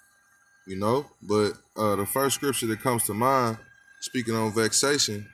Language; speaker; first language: English; native; English